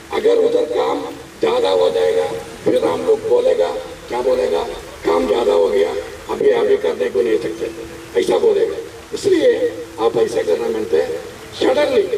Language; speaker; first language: Hindi; non-native, local second language; Malayalam